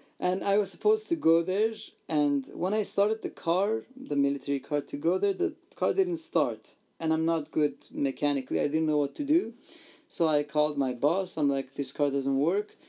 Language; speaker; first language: English; non-native, fluent; Armenian